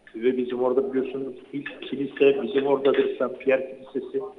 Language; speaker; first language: Turkish; native; Turkish